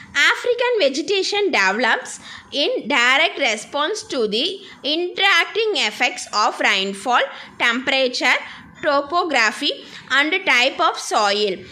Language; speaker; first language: English; non-native, local second language; Tamil